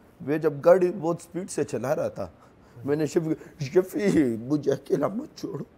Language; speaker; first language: Urdu; non-native, local second language; Pashto